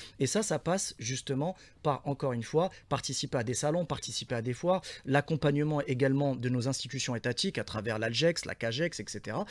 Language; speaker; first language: French; non-native, local second language; Arabic